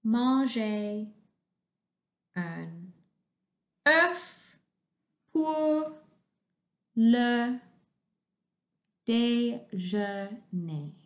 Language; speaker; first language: French; non-native, fluent; English